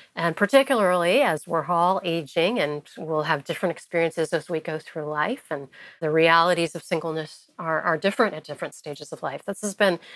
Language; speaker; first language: English; native; English